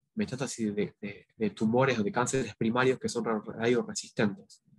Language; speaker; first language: Spanish; native; Spanish